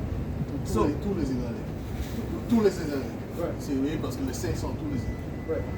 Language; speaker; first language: French; non-native, learner; English